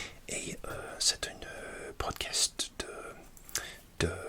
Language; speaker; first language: French; non-native, learner; English